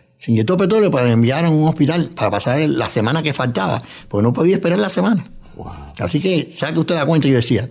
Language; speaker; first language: Spanish; native; Spanish